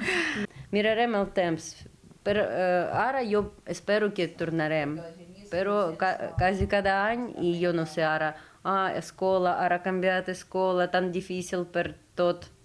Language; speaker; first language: Catalan; non-native, learner; Ukrainian